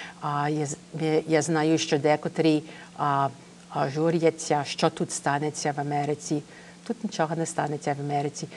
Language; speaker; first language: Ukrainian; early bilingual, heritage; English